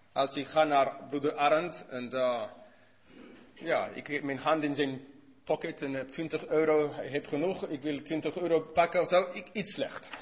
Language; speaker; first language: Dutch; non-native, learner; English